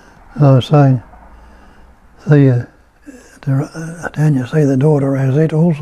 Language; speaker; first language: English; native; English